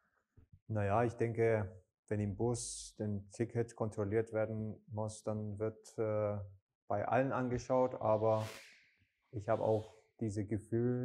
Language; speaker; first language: German; non-native, fluent; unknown